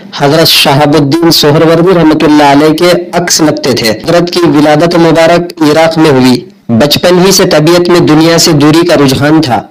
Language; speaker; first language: Hindi; native; Hindi